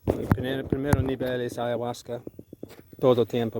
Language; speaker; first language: Spanish; non-native, learner; English